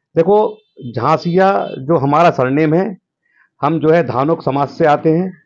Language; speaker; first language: Hindi; native; Hindi